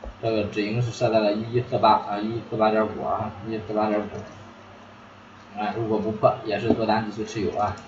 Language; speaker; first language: Chinese; native; Chinese